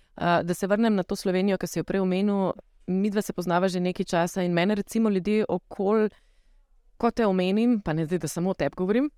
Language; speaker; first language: Slovenian; native; Slovenian